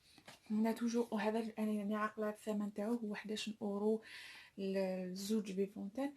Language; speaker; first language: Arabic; native; Arabic